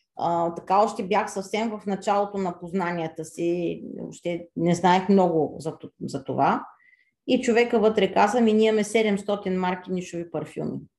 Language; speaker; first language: Bulgarian; native; Bulgarian